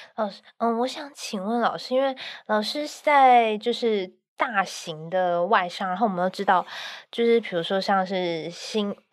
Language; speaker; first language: Chinese; native; Chinese